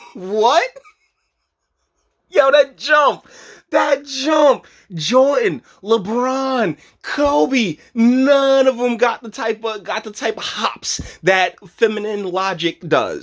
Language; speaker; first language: English; native; English